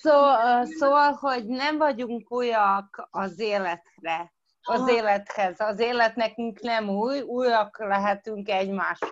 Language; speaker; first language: Hungarian; early bilingual, heritage; Croatian